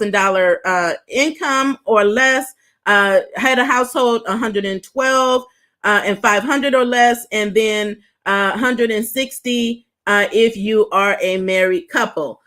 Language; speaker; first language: English; native; English